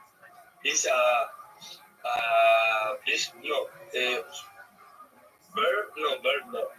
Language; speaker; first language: English; non-native, learner; Spanish